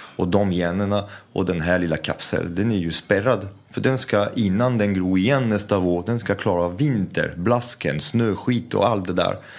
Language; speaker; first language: Swedish; non-native, fluent; French